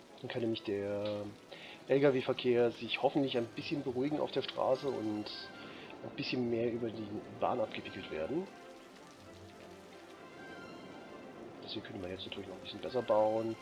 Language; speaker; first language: German; native; German